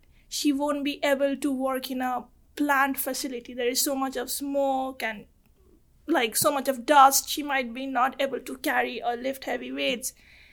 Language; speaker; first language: English; non-native, local second language; Bangla